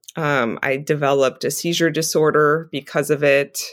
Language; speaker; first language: English; native; English